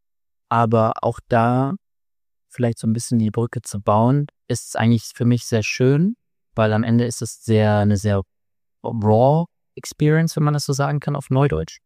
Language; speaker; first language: German; native; German